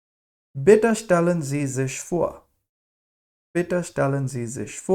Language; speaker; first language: German; non-native, fluent; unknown